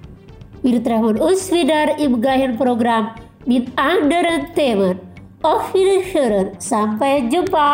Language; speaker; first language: German; non-native, learner; Indonesian